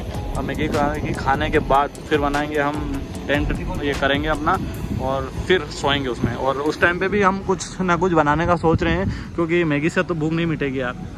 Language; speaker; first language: Hindi; native; Hindi